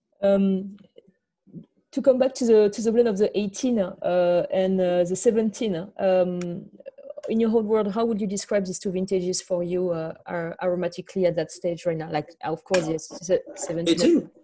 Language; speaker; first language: English; non-native, fluent; French